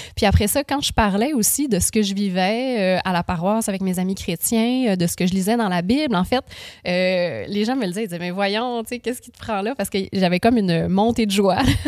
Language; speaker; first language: French; native; French